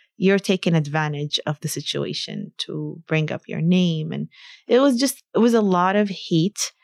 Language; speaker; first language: English; early bilingual, other home language; Arabic